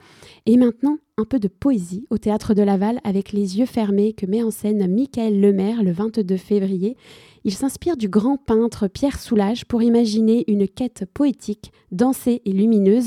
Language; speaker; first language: French; native; French